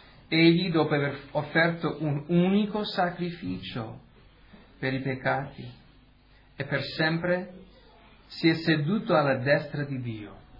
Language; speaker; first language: Italian; early bilingual, heritage; Italian